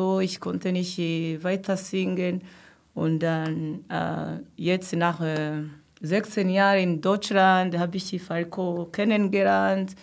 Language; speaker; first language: German; non-native, learner; Kinyarwanda